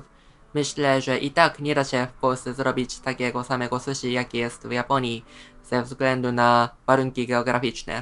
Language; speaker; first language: Polish; non-native, fluent; Japanese